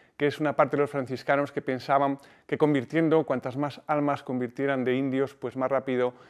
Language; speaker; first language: Spanish; native; Spanish